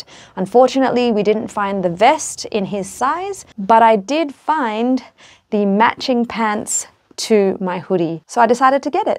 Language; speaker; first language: English; native; English